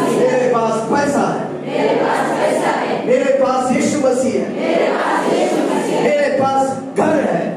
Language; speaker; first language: Hindi; non-native, local second language; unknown